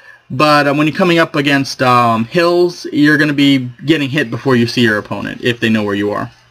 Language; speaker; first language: English; native; English